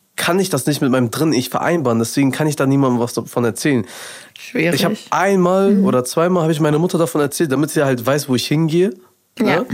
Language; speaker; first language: German; early bilingual, other home language; Persian